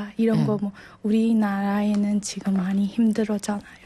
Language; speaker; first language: Korean; non-native, learner; Burmese